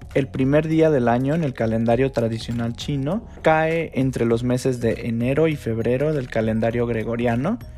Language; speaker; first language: Spanish; non-native, fluent; Chinese